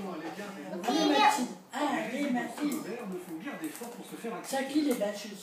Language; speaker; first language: French; native; French